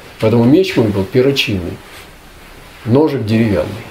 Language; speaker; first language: Russian; native; Russian